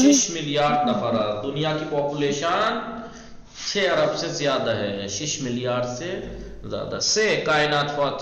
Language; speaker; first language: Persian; non-native, fluent; Urdu